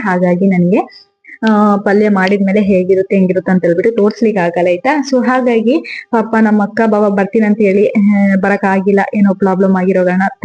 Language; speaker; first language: Kannada; non-native, local second language; Kodava